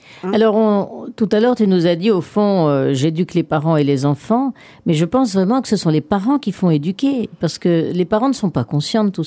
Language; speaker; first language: French; native; French